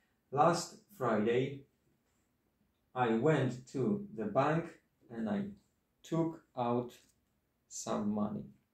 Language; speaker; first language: English; non-native, fluent; Polish